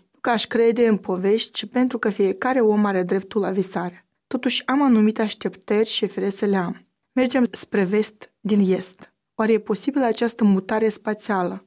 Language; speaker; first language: Romanian; native; Romanian